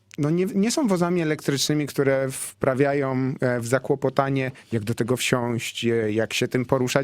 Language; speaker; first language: Polish; native; Polish